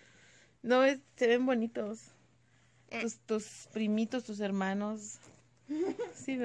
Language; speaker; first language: Spanish; native; Spanish